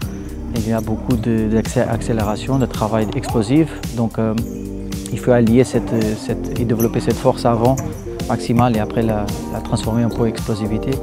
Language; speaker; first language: French; non-native, fluent; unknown